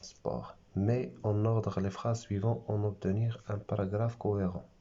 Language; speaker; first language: French; non-native, local second language; Arabic